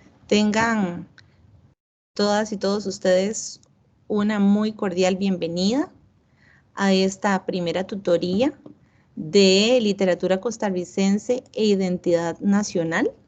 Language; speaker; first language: Spanish; native; Spanish